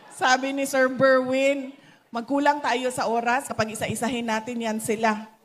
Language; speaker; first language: Filipino; non-native, local second language; Cebuano